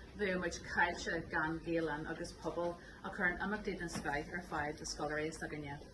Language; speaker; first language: Irish; non-native, local second language; English